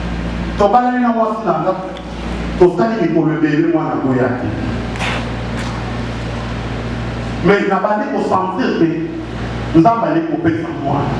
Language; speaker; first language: French; non-native, local second language; Lingala